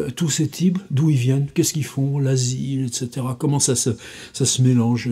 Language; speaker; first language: French; native; French